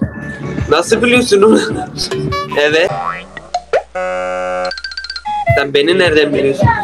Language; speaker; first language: Turkish; native; Turkish